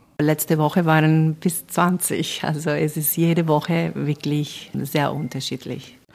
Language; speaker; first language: German; non-native, fluent; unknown